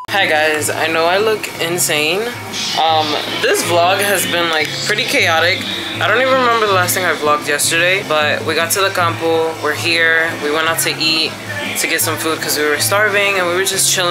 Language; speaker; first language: English; early bilingual, other home language; Spanish